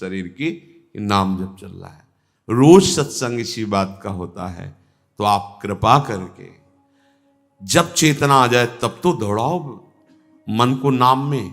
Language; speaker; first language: Hindi; native; Hindi